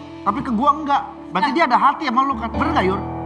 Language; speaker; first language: Indonesian; native; Indonesian